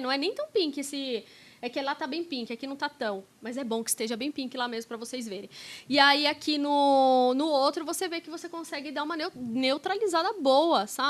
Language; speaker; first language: Portuguese; native; Portuguese